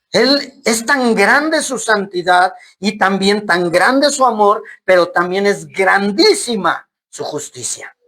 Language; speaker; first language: Spanish; native; Spanish